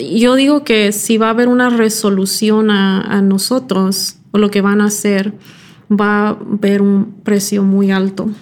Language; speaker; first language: Spanish; early bilingual, heritage; Spanish